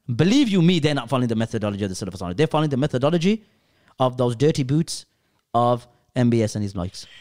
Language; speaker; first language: English; early bilingual, other home language; Urdu